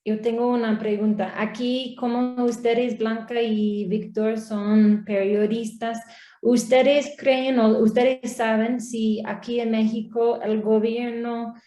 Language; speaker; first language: Spanish; non-native, learner; English